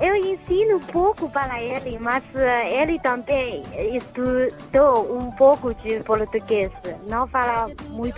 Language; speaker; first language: Portuguese; non-native, fluent; Chinese